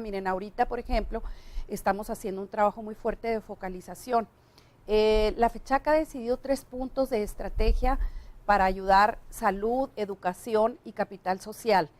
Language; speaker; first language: Spanish; native; Spanish